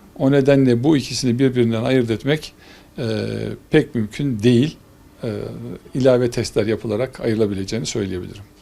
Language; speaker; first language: Turkish; native; Turkish